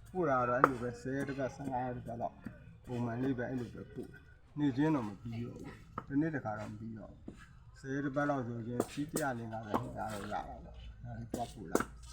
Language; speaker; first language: Burmese; native; Burmese